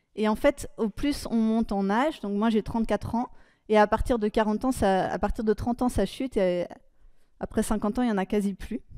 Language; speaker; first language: French; native; French